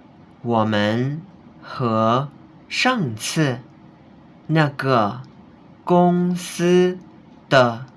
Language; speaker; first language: Chinese; non-native, fluent; Indonesian